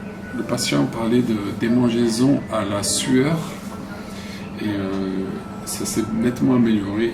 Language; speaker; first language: French; non-native, fluent; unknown